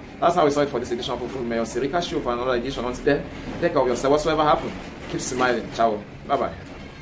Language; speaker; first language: English; non-native, local second language; French